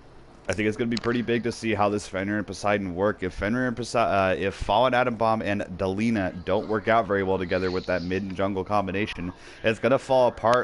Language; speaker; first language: English; native; English